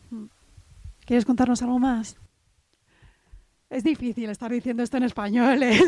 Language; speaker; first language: Spanish; native; Spanish